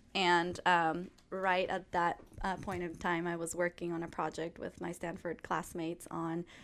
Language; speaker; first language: English; non-native, fluent; Spanish